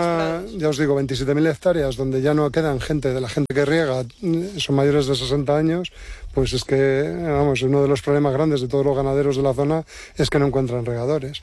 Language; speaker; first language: Spanish; native; Spanish